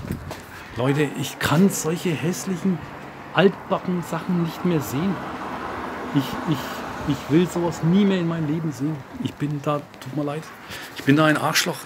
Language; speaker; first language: German; early bilingual, other home language; Turkish